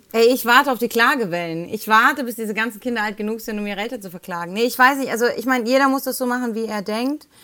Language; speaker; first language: German; early bilingual, other home language; Spanish